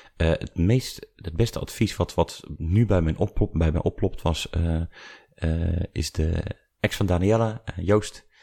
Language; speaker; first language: Dutch; native; Dutch